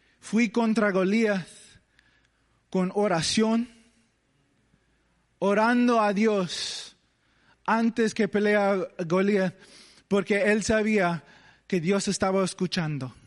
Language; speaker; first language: Spanish; early bilingual, heritage; English